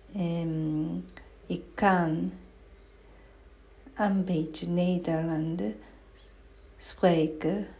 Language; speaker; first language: Dutch; non-native, learner; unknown